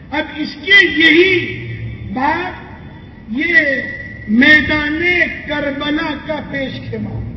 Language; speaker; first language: Urdu; non-native, local second language; Gujarati